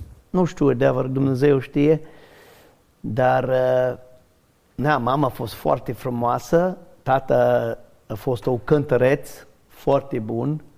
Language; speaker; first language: Romanian; non-native, learner; English